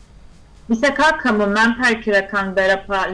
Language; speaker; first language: Indonesian; non-native, learner; Turkish